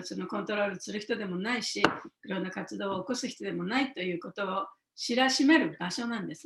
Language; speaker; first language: Japanese; native; Japanese